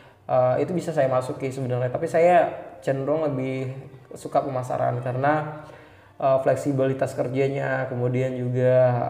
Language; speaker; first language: Indonesian; native; Indonesian